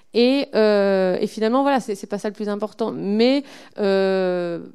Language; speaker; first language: French; native; French